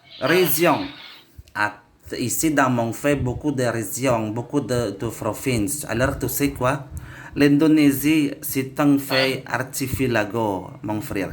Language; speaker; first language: French; non-native, learner; Indonesian